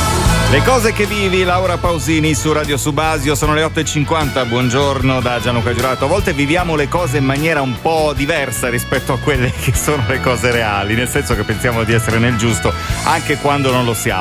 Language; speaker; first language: Italian; native; Italian